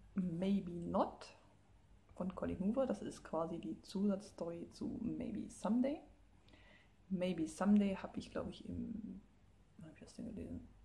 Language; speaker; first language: German; native; German